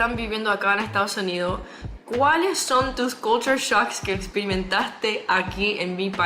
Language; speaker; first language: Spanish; non-native, fluent; English